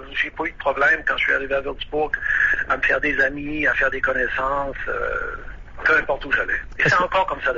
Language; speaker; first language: French; native; French